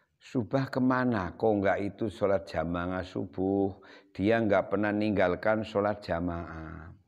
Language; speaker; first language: Indonesian; non-native, local second language; Javanese